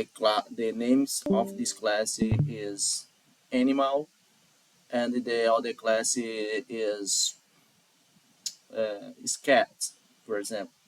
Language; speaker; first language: English; non-native, learner; Portuguese